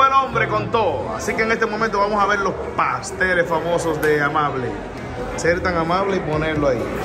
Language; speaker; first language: Spanish; native; Spanish